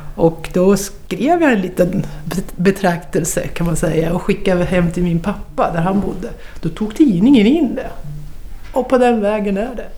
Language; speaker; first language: Swedish; native; Swedish